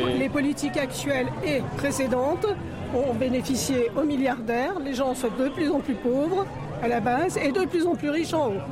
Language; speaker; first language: French; native; French